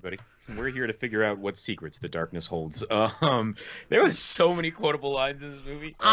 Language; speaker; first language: English; native; English